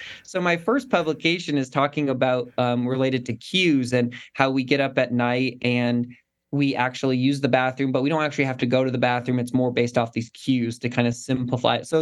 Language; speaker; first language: English; native; English